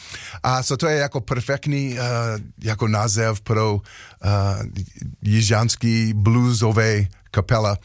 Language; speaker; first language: Czech; non-native, learner; English